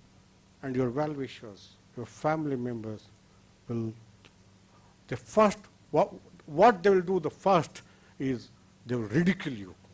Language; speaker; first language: English; non-native, local second language; Kannada